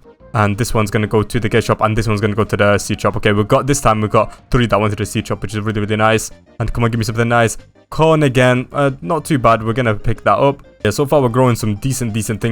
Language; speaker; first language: English; native; English